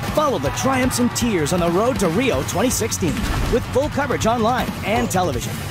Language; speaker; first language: English; early bilingual, other home language; Filipino